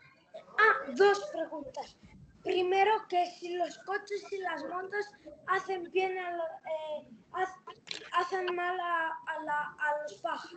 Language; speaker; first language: Spanish; early bilingual, heritage; Spanish